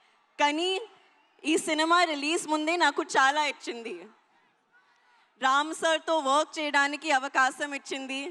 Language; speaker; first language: Telugu; non-native, learner; Hindi